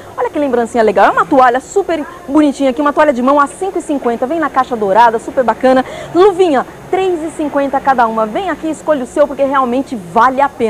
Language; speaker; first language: Portuguese; native; Portuguese